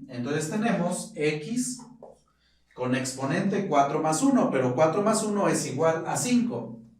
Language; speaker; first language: Spanish; native; Spanish